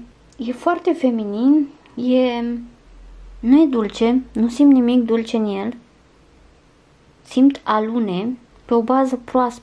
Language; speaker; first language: Romanian; native; Romanian